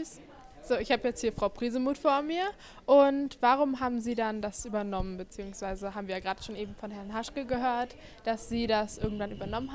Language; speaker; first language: German; native; German